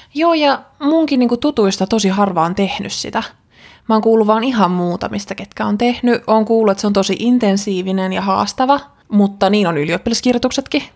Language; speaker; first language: Finnish; native; Finnish